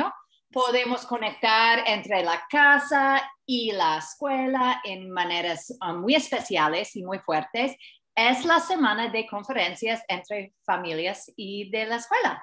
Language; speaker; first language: Spanish; non-native, fluent; English